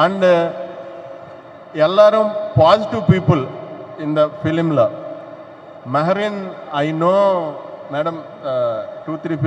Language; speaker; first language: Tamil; non-native, learner; Telugu